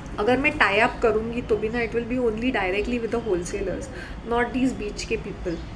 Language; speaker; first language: Hindi; native; Hindi